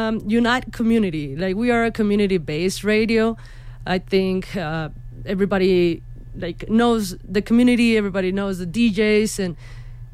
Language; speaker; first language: English; non-native, fluent; Spanish